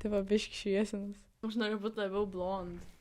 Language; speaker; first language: Lithuanian; native; Lithuanian